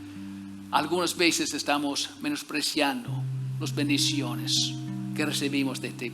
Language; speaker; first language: Spanish; non-native, fluent; English